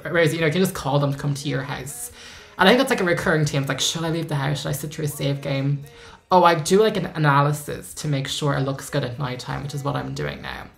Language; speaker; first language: English; native; English